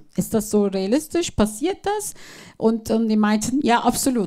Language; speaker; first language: German; non-native, fluent; Turkish